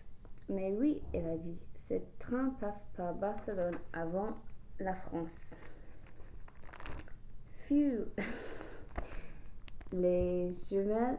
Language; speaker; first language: French; non-native, learner; English